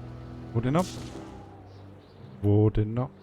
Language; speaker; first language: German; native; German